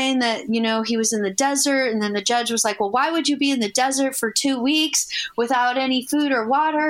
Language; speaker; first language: English; native; English